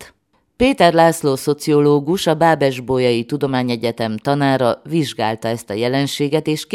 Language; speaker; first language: Hungarian; native; Hungarian